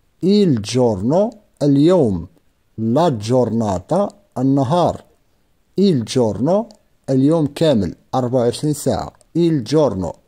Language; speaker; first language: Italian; non-native, fluent; Arabic